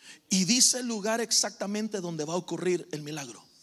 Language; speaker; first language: Spanish; native; Spanish